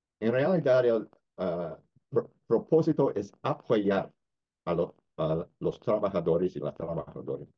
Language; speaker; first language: Spanish; non-native, fluent; English